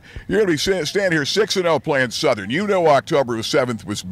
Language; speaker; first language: English; native; English